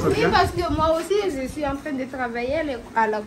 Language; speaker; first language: French; non-native, local second language; Malagasy